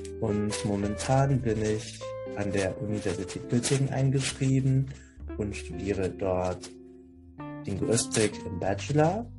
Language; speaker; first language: German; non-native, fluent; Indonesian